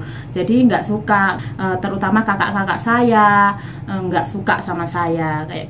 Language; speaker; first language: Indonesian; non-native, local second language; Javanese